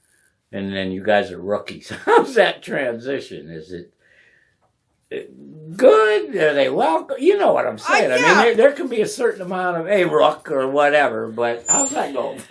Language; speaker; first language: English; native; English